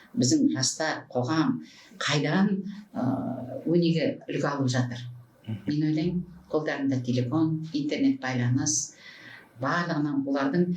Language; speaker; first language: Kazakh; native; Kazakh